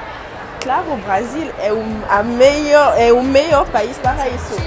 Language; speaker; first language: Portuguese; non-native, learner; French